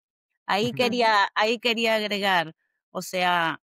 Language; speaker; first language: Spanish; native; Spanish